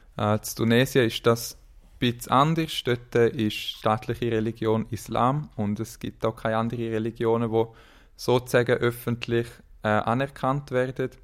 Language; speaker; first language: German; native; German